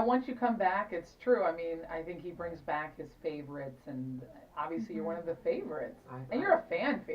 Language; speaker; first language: English; native; English